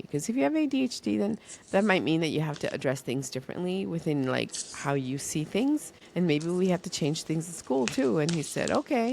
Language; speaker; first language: English; early bilingual, other home language; Spanish